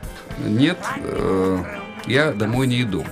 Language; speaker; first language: Russian; native; Russian